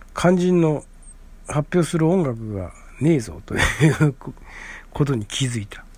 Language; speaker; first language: Japanese; native; Japanese